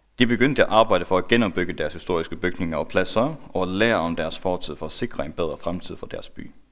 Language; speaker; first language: Danish; non-native, local second language; Faroese